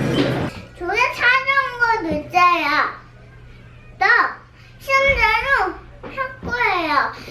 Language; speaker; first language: Korean; early bilingual, heritage; Korean